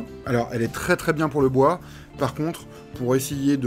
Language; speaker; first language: French; native; French